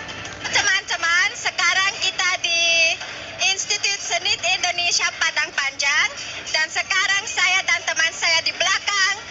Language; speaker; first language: Indonesian; non-native, learner; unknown